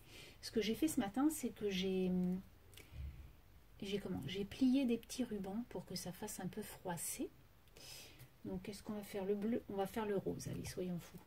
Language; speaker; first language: French; native; French